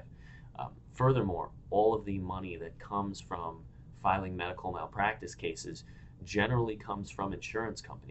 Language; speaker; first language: English; native; English